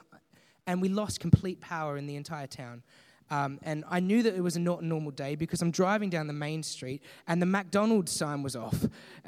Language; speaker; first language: English; native; English